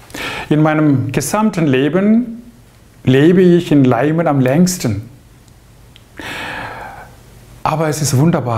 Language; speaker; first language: German; non-native, fluent; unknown